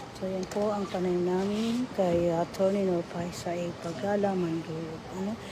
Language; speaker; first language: Filipino; non-native, local second language; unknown